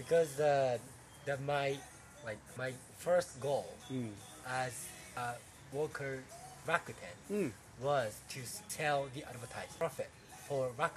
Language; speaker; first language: English; non-native, fluent; Japanese